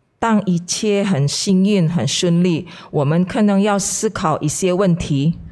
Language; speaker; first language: Chinese; non-native, fluent; Indonesian